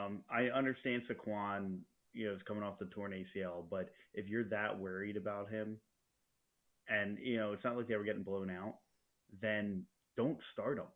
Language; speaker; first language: English; native; English